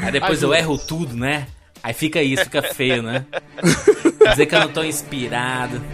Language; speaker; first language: Portuguese; native; Portuguese